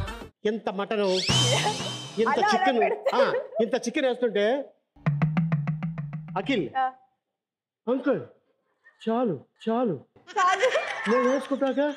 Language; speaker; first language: Telugu; native; Telugu